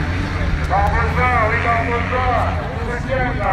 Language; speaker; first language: French; native; French